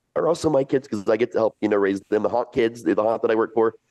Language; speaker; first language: English; early bilingual, other home language; Italian